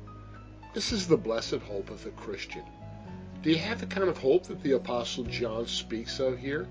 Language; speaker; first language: English; native; English